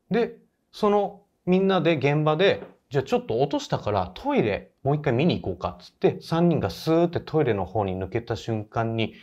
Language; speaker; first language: Japanese; native; Japanese